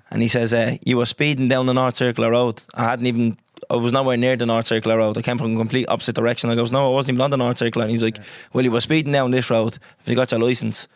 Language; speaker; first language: English; native; English